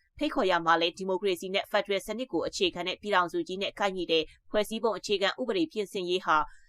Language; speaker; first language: Burmese; native; Burmese